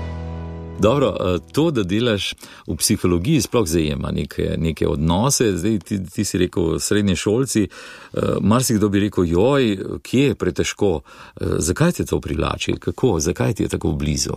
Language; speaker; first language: Slovenian; native; Slovenian